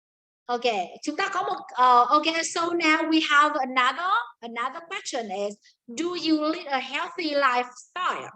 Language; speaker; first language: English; non-native, learner; Vietnamese